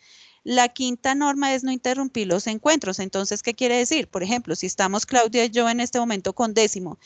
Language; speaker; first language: Spanish; native; Spanish